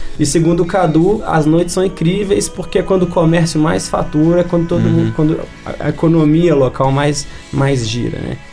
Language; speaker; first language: Portuguese; native; Portuguese